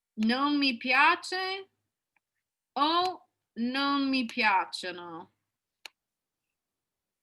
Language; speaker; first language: Italian; non-native, fluent; English